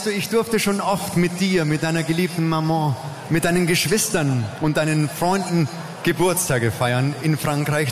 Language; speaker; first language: German; native; German